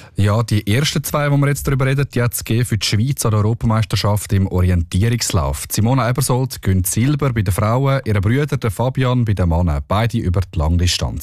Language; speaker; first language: German; native; German